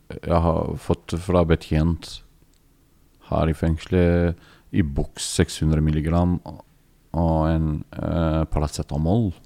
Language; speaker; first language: Norwegian; non-native, learner; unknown